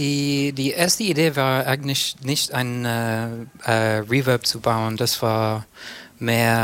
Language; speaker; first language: German; non-native, learner; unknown